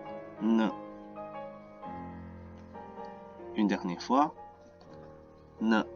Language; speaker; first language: French; non-native, fluent; Chinese